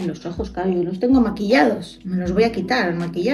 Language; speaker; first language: Spanish; native; Spanish